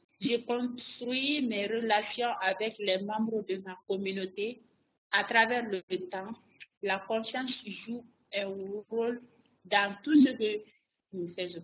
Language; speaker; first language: French; non-native, local second language; Bambara